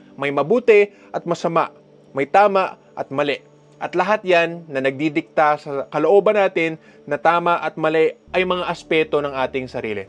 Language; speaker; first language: Filipino; non-native, local second language; Cebuano